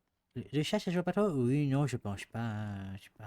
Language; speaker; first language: French; native; French